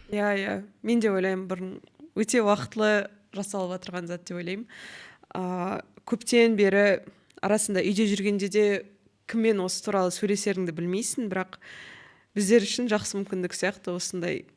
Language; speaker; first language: Kazakh; native; Kazakh